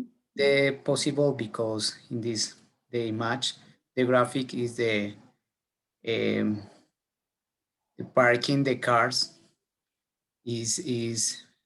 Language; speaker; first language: English; non-native, learner; Spanish